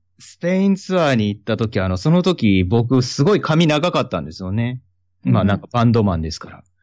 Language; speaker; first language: Japanese; native; Japanese